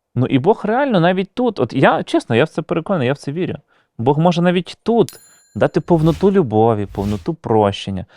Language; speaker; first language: Ukrainian; native; Ukrainian